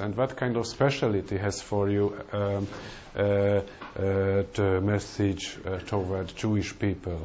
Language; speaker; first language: English; non-native, fluent; Hungarian